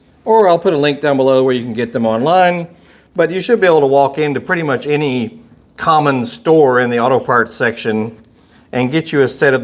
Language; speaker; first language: English; native; English